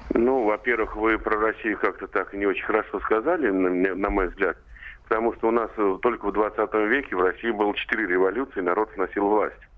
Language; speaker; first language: Russian; native; Russian